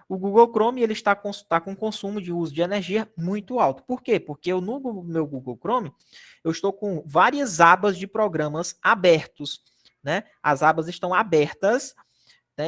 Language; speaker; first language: Portuguese; native; Portuguese